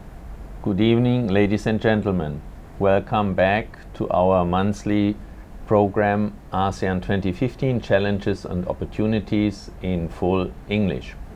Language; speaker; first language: English; non-native, fluent; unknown